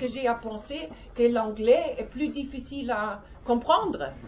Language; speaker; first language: French; non-native, learner; German